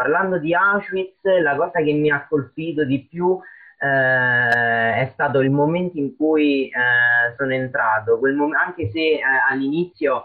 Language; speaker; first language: Italian; native; Italian